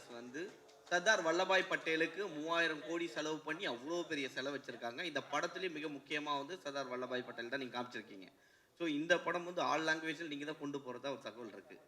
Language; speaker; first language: Tamil; native; Tamil